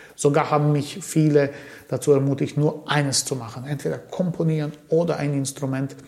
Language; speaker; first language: German; early bilingual, other home language; Croatian